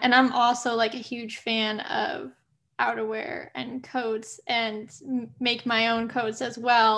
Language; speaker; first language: English; native; English